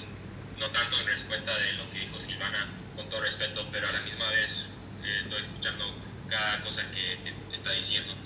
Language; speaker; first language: Spanish; non-native, fluent; English